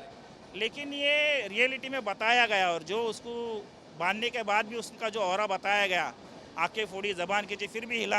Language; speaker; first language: Hindi; native; Hindi